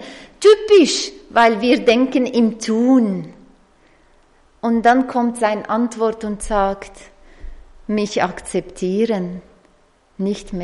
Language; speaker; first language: German; non-native, fluent; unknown